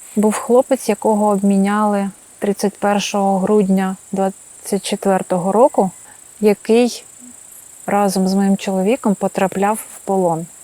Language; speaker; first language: Ukrainian; non-native, local second language; Russian